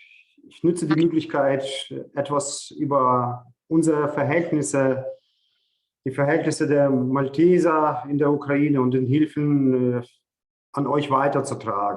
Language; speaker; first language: German; non-native, fluent; Ukrainian